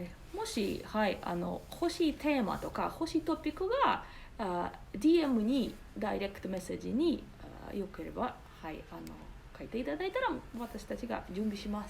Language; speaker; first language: Japanese; non-native, learner; Russian